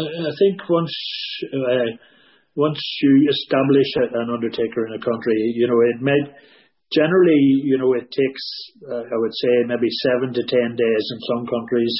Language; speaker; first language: English; native; English